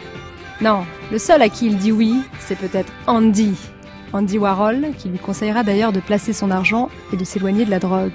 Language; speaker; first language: French; native; French